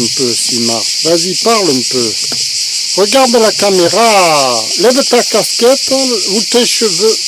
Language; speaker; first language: French; native; French